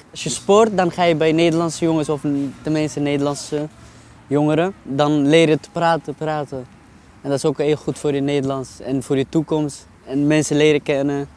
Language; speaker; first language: Dutch; non-native, learner; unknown